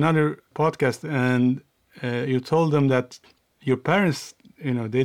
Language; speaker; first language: English; non-native, fluent; Swedish